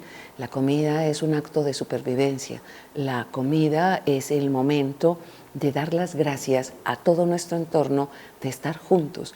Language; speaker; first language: Spanish; native; Spanish